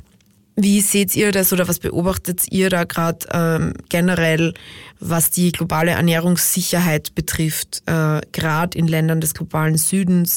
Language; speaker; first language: German; native; German